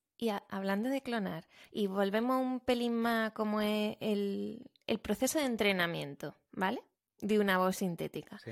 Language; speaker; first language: Spanish; native; Spanish